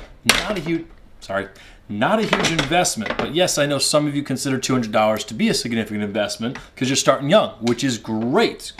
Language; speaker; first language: English; native; English